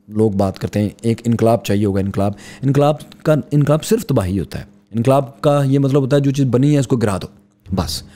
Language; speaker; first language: Urdu; non-native, local second language; Punjabi